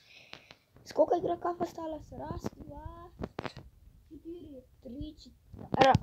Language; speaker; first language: Russian; early bilingual, heritage; Russian